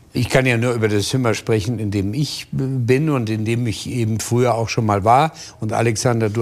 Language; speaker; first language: German; native; German